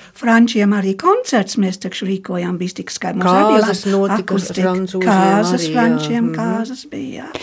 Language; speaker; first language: Latvian; early bilingual, heritage; Latvian